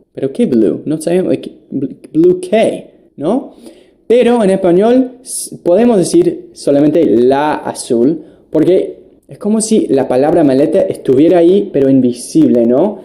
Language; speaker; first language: Spanish; non-native, fluent; English